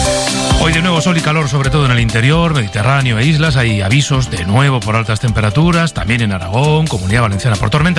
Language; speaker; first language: Spanish; native; Spanish